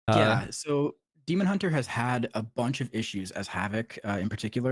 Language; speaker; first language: English; native; English